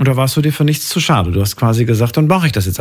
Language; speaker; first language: German; native; German